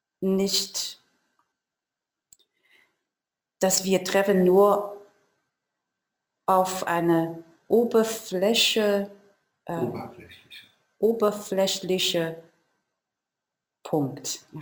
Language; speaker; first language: German; non-native, learner; Chinese